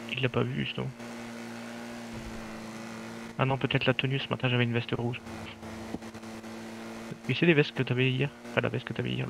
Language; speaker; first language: French; native; French